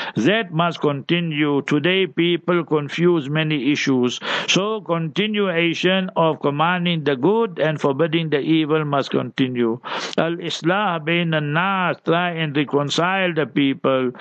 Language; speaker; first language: English; early bilingual, other home language; Urdu